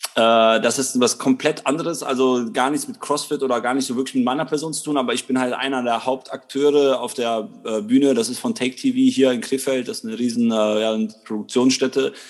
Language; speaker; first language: German; native; German